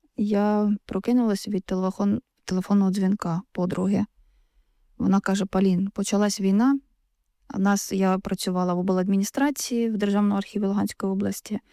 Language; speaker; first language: Ukrainian; non-native, local second language; Russian